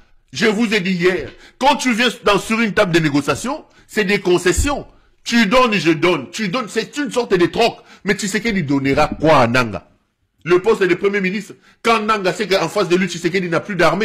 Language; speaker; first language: French; non-native, local second language; Lingala